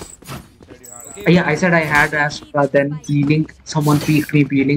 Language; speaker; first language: English; non-native, local second language; Kannada